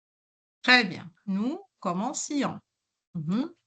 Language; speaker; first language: French; non-native, local second language; Arabic